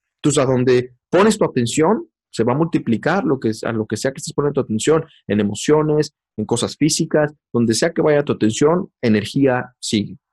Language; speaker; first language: Spanish; native; Spanish